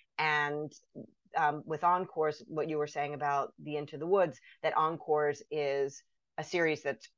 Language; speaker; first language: English; native; English